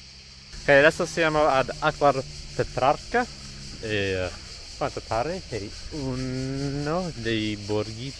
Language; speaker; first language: Italian; non-native, fluent; English